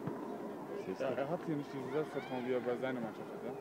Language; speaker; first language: German; native; German